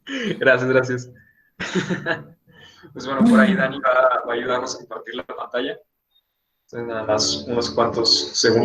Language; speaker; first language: Spanish; native; Spanish